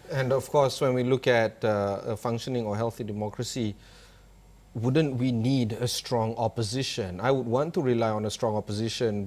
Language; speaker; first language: English; non-native, local second language; Malay